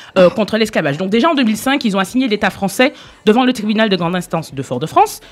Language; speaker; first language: French; native; French